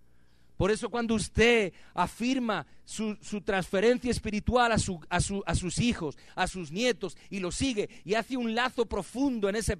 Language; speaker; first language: Spanish; native; Spanish